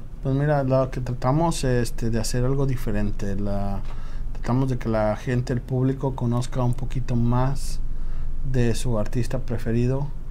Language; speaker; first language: Spanish; native; Spanish